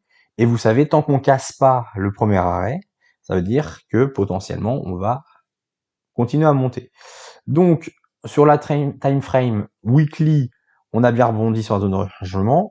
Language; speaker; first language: French; native; French